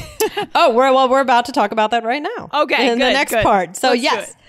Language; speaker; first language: English; native; English